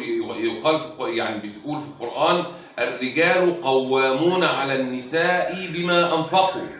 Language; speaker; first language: Arabic; native; Arabic